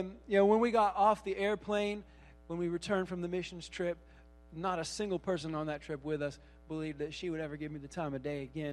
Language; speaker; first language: English; native; English